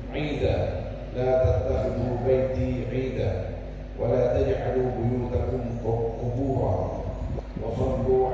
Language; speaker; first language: Arabic; non-native, fluent; Madurese